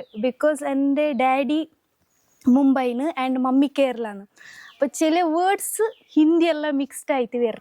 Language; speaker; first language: Malayalam; non-native, local second language; Hindi